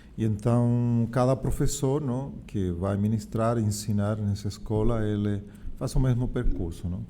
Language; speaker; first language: Portuguese; non-native, fluent; Spanish